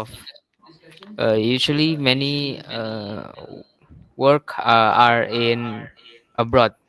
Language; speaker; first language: English; non-native, learner; Indonesian